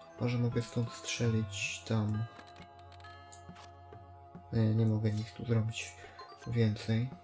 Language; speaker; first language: Polish; native; Polish